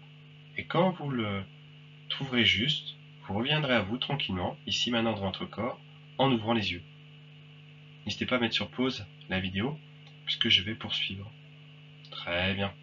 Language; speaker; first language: French; native; French